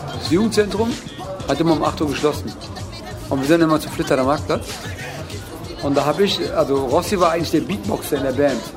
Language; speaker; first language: German; early bilingual, other home language; Turkish